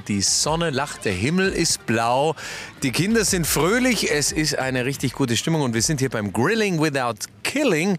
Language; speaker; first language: German; native; German